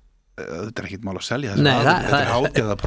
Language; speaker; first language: Icelandic; native; Icelandic